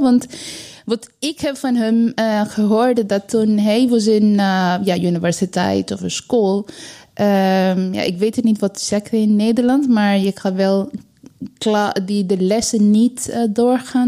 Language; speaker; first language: Dutch; non-native, learner; Bangla